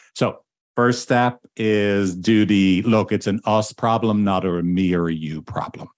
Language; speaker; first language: English; native; English